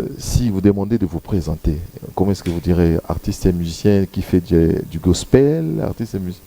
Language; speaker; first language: French; non-native, local second language; Lingala